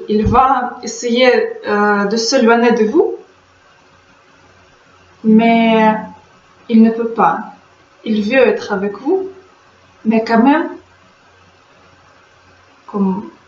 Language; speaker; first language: French; non-native, fluent; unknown